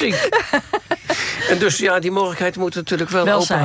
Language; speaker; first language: Dutch; native; Dutch